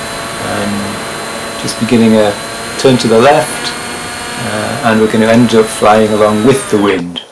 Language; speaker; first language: English; native; English